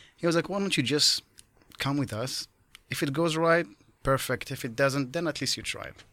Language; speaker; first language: English; non-native, fluent; Arabic